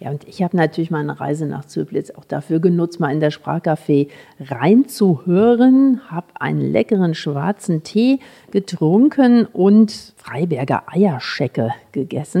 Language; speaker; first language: German; native; German